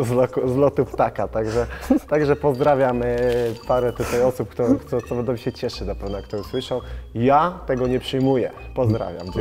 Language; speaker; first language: Polish; native; Polish